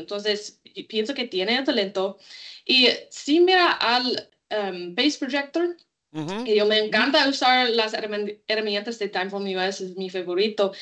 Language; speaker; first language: Spanish; non-native, learner; English